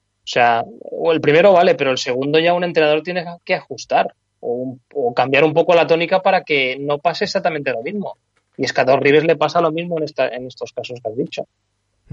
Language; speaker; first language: Spanish; native; Spanish